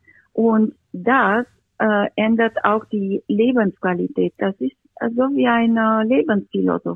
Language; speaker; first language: German; non-native, fluent; Romanian